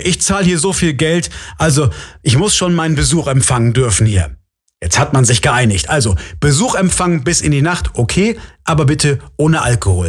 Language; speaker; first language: German; native; German